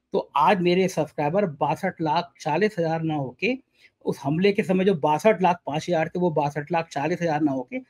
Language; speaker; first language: Hindi; native; Hindi